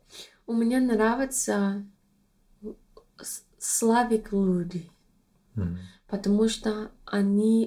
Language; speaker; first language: Russian; non-native, learner; English